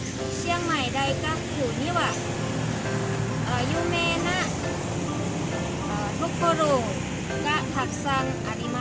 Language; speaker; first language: Japanese; non-native, learner; Thai